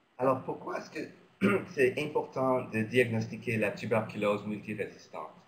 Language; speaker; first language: French; non-native, local second language; English